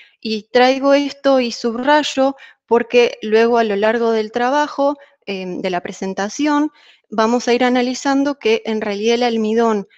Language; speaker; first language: Spanish; native; Spanish